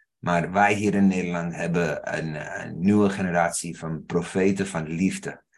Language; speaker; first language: Dutch; non-native, fluent; English